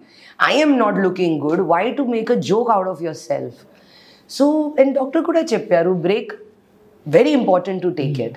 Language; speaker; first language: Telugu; non-native, learner; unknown